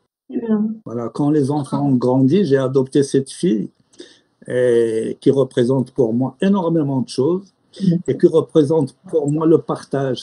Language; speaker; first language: French; non-native, local second language; Arabic